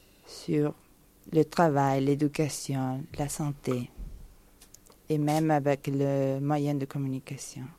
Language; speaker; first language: French; non-native, fluent; Spanish